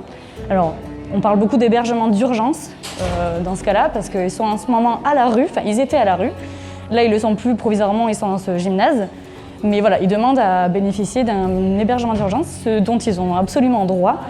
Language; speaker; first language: French; native; French